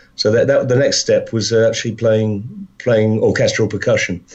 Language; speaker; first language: English; native; English